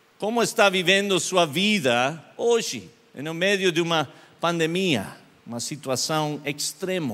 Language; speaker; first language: Portuguese; non-native, learner; English